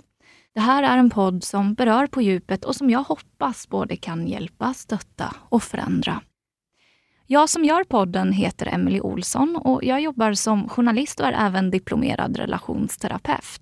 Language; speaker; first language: Swedish; native; Swedish